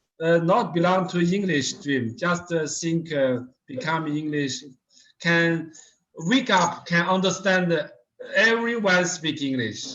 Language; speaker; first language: English; non-native, learner; Chinese